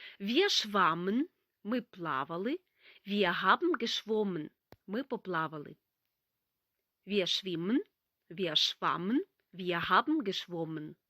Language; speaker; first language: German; non-native, fluent; Ukrainian